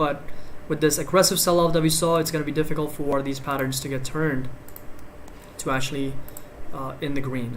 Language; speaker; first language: English; native; English